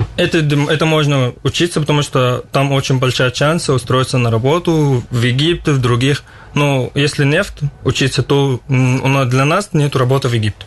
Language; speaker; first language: Russian; non-native, learner; Arabic